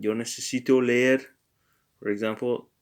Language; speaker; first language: Spanish; non-native, learner; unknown